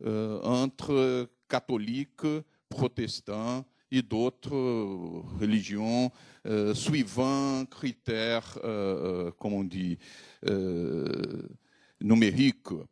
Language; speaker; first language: French; non-native, fluent; Portuguese